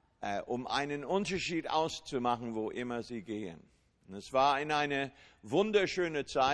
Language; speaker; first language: German; non-native, fluent; English